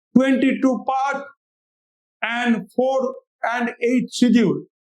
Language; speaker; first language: English; non-native, local second language; Bangla